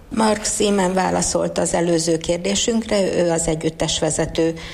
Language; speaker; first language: Hungarian; native; Hungarian